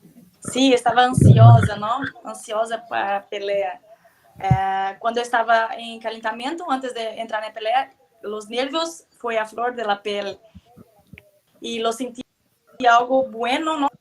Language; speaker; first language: Spanish; non-native, learner; Portuguese